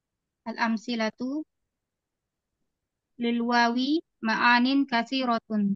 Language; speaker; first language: Arabic; non-native, learner; Indonesian